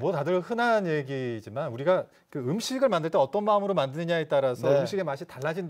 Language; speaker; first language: Korean; native; Korean